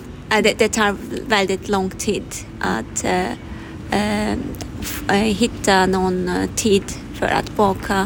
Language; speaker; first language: Swedish; non-native, learner; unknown